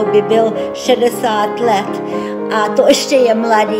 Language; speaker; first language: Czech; early bilingual, heritage; Czech